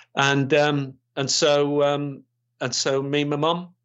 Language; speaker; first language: English; native; English